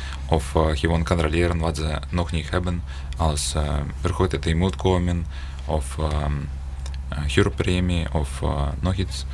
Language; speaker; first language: Dutch; non-native, learner; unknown